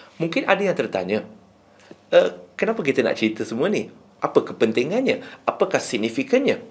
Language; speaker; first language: Malay; non-native, local second language; Chinese